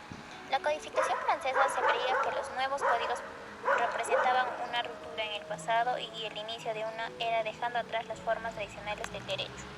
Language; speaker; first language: Spanish; native; Spanish